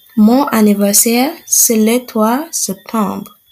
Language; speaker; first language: French; non-native, learner; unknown